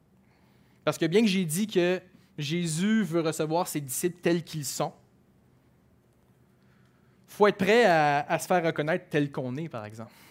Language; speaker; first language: French; native; French